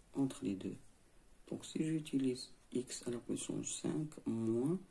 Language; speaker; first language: French; non-native, local second language; Arabic